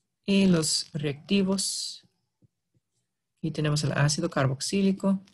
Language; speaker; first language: Spanish; non-native, fluent; English